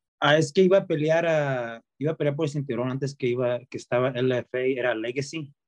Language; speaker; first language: Spanish; early bilingual, heritage; Spanish